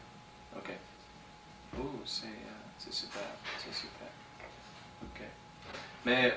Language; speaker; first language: French; non-native, learner; English